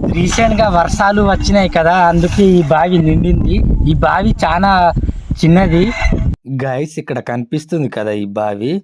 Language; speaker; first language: Telugu; native; Telugu